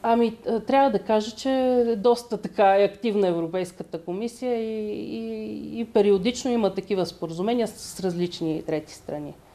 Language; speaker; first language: Bulgarian; native; Bulgarian